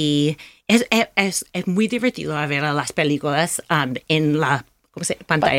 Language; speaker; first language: Spanish; non-native, learner; English